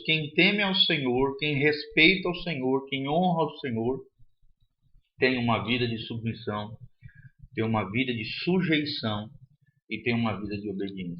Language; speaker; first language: Portuguese; native; Portuguese